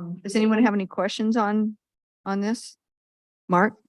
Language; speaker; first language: English; native; English